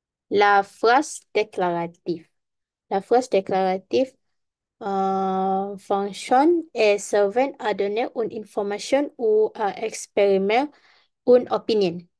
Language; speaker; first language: French; non-native, learner; Malay